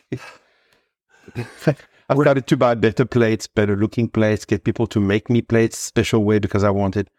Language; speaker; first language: English; non-native, fluent; French